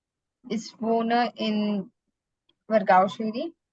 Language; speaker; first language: German; non-native, learner; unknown